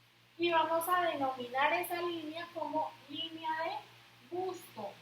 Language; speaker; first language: Spanish; native; Spanish